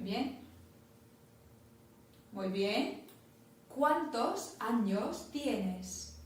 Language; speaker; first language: Spanish; non-native, fluent; English